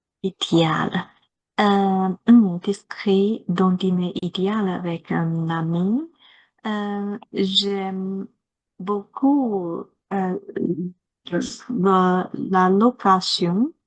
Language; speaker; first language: French; non-native, learner; Chinese